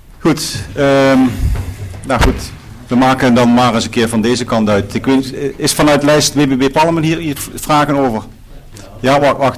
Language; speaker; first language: Dutch; native; Dutch